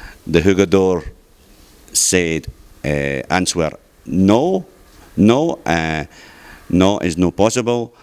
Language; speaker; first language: English; non-native, learner; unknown